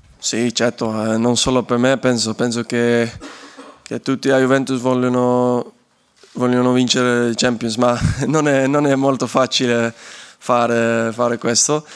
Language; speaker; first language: Italian; non-native, learner; Dutch